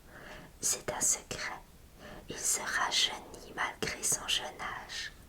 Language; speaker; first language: French; native; French